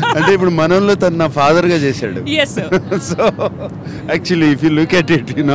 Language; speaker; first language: Telugu; native; Telugu